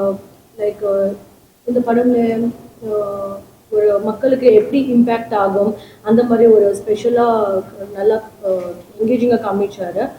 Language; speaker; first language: Tamil; non-native, fluent; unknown